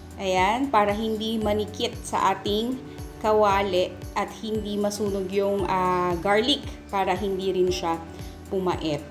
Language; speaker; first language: Filipino; non-native, local second language; Iloko